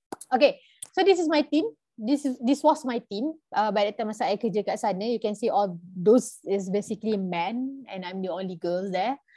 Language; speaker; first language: English; non-native, local second language; Malay